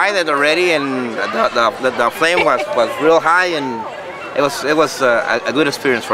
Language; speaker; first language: English; non-native, fluent; Spanish